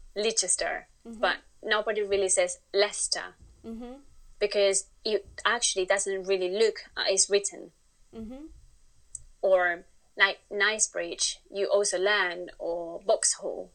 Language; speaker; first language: English; non-native, fluent; Spanish